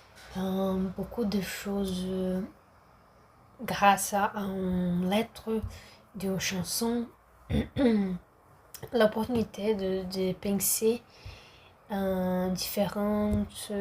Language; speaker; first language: French; non-native, learner; Portuguese